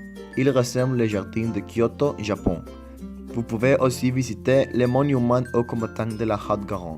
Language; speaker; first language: French; non-native, learner; Spanish